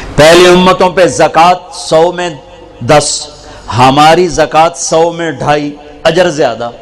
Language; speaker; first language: Urdu; non-native, local second language; Punjabi